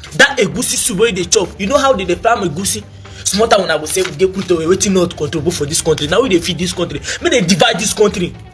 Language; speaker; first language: Nigerian Pidgin; non-native, local second language; Hausa